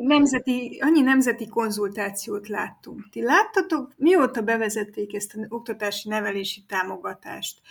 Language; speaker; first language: Hungarian; native; Hungarian